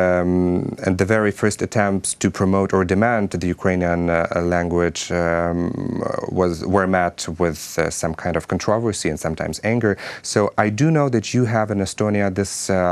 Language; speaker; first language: English; non-native, fluent; Ukrainian